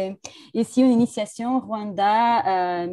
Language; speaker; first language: French; non-native, fluent; Portuguese